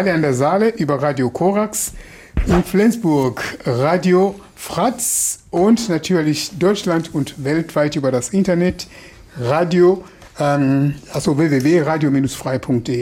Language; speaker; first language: German; non-native, fluent; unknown